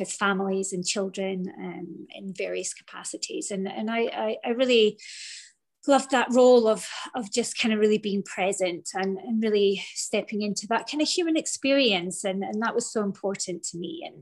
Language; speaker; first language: English; native; English